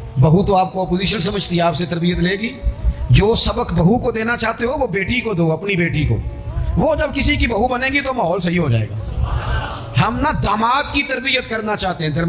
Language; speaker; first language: Urdu; non-native, local second language; Punjabi